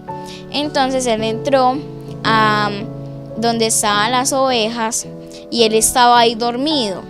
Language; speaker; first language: Spanish; native; Spanish